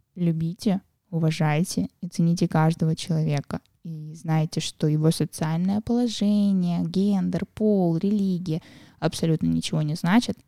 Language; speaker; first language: Russian; native; Russian